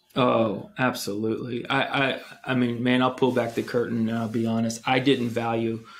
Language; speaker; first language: English; native; English